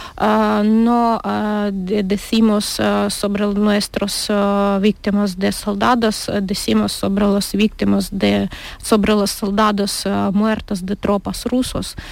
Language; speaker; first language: Spanish; non-native, learner; Ukrainian